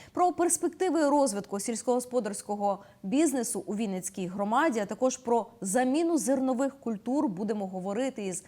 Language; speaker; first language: Ukrainian; native; Ukrainian